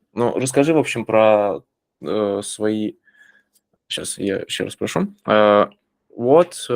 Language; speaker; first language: Russian; native; Russian